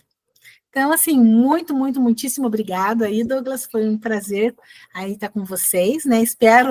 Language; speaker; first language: Portuguese; native; Portuguese